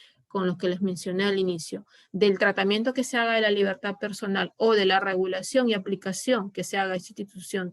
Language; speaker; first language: Spanish; native; Spanish